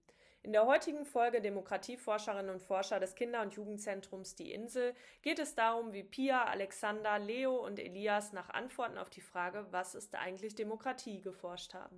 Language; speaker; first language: German; native; German